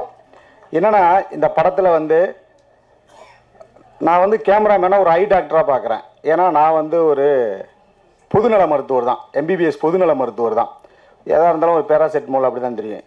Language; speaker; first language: Tamil; native; Tamil